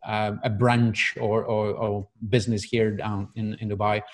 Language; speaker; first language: English; non-native, fluent; Czech